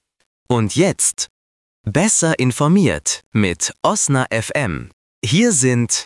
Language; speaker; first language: German; native; German